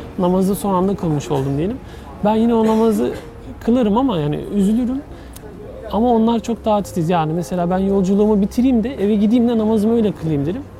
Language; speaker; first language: Turkish; native; Turkish